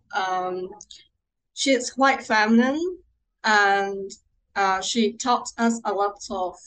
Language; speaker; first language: English; non-native, local second language; Cantonese